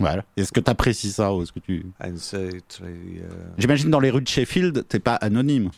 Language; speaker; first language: French; native; French